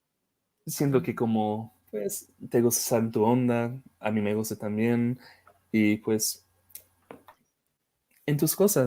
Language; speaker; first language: Spanish; non-native, fluent; English